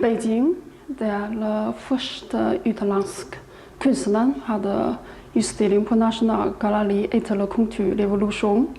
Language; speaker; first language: Norwegian; non-native, learner; Chinese